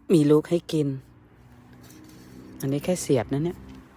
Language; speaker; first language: Thai; native; Thai